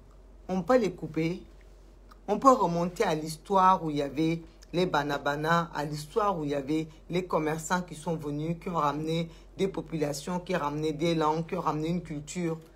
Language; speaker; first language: French; non-native, local second language; Wolof